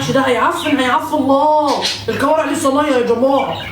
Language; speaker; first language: Arabic; native; Arabic